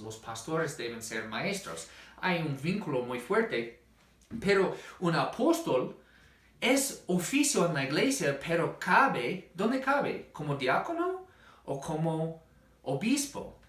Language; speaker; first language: Spanish; non-native, fluent; English